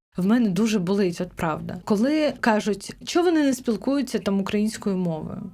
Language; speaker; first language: Ukrainian; non-native, local second language; Crimean Tatar